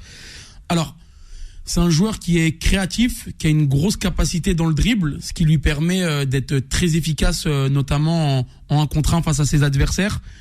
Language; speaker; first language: French; native; French